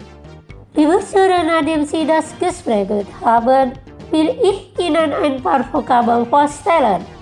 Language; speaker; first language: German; non-native, learner; Indonesian